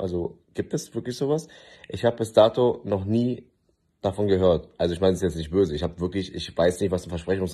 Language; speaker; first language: German; native; German